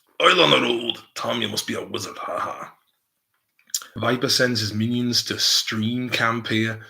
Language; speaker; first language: English; native; English